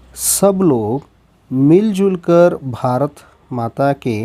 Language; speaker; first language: Hindi; non-native, local second language; Kannada